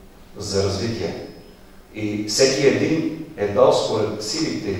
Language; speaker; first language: Bulgarian; native; Bulgarian